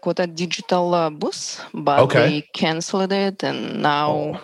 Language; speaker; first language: English; non-native, learner; Russian